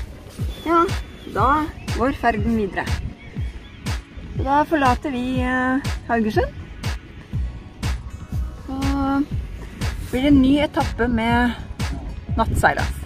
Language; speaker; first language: Norwegian; native; Norwegian